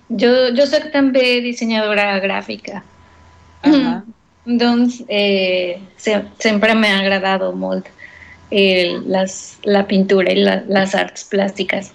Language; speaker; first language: Catalan; non-native, learner; Spanish